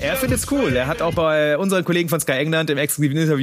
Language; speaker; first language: German; native; German